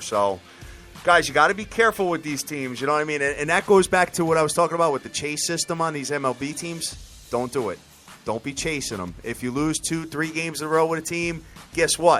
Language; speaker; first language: English; native; English